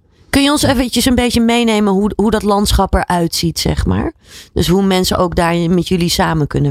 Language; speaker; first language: Dutch; native; Dutch